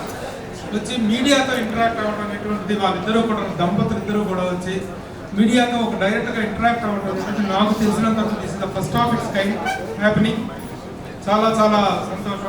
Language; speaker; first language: Telugu; native; Telugu